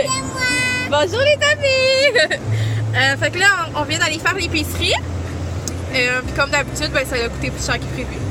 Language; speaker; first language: French; native; French